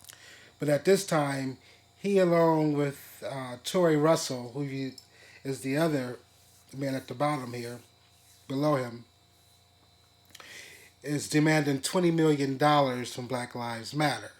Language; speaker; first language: English; native; English